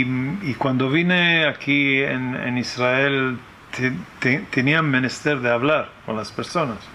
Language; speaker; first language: Spanish; early bilingual, heritage; French